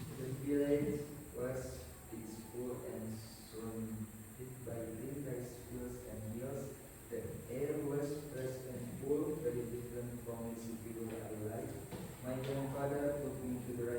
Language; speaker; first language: English; non-native, learner; Indonesian